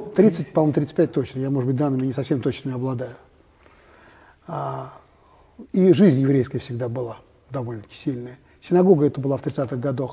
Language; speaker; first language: Russian; native; Russian